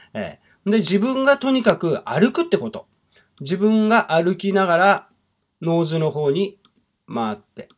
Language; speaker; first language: Japanese; native; Japanese